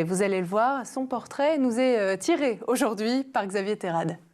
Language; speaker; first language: French; native; French